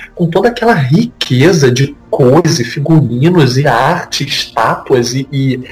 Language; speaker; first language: Portuguese; native; Portuguese